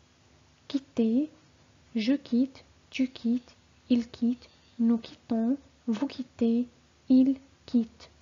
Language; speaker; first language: French; non-native, fluent; Arabic